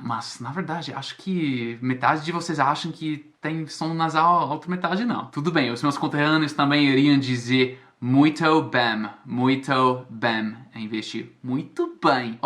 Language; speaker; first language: Portuguese; non-native, fluent; English